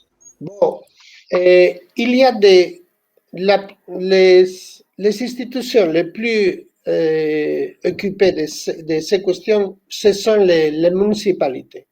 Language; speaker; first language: French; non-native, fluent; Spanish